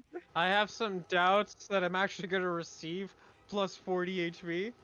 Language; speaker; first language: English; native; English